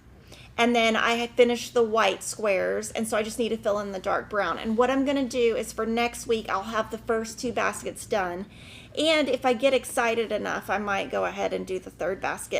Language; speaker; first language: English; native; English